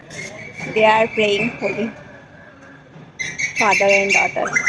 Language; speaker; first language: English; non-native, learner; Hindi